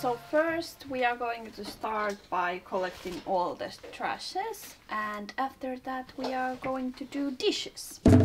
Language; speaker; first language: English; non-native, fluent; Finnish